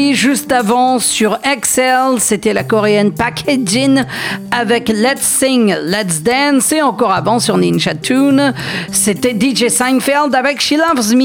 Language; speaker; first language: French; native; French